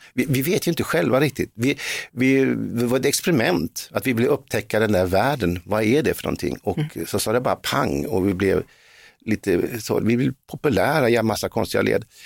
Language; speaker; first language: Swedish; native; Swedish